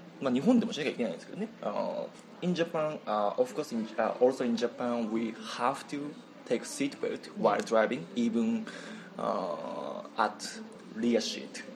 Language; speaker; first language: English; non-native, learner; Japanese